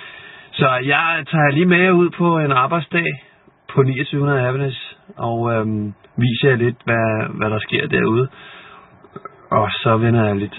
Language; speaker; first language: Danish; native; Danish